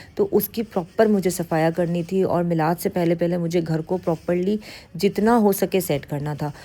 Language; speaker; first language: Urdu; native; Urdu